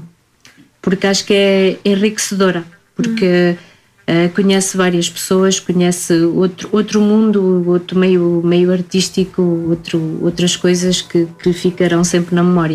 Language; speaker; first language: Portuguese; native; Portuguese